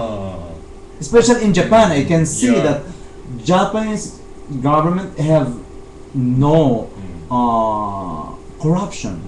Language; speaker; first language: English; non-native, fluent; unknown